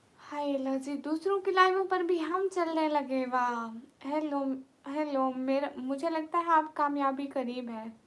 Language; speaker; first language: Urdu; non-native, local second language; Punjabi